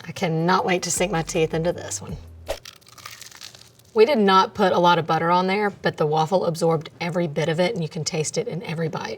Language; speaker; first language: English; native; English